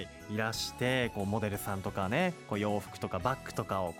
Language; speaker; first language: Japanese; native; Japanese